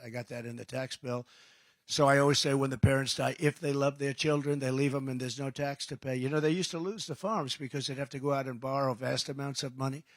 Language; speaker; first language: English; native; English